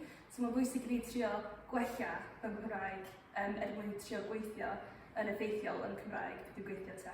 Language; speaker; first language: Welsh; non-native, local second language; English